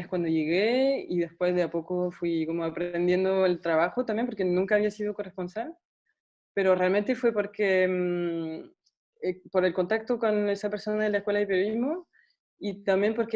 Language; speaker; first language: Spanish; non-native, fluent; French